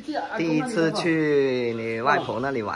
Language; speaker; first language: Chinese; native; Chinese